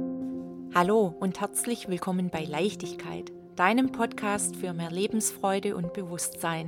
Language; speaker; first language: German; native; German